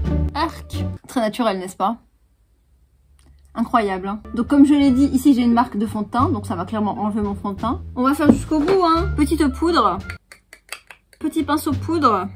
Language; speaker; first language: French; native; French